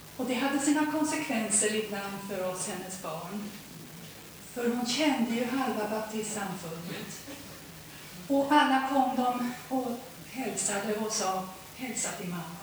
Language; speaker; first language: Swedish; early bilingual, heritage; Swedish